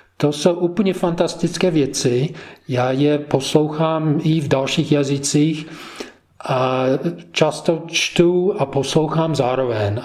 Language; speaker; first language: Czech; non-native, fluent; English